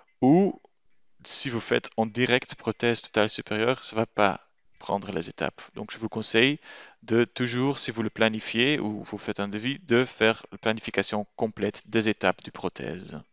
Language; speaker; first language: French; non-native, local second language; Dutch